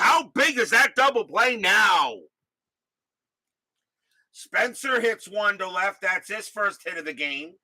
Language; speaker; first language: English; native; English